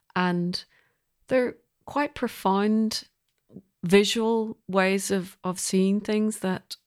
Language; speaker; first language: English; native; English